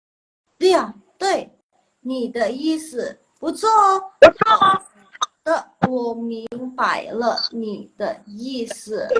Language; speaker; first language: Chinese; non-native, local second language; Indonesian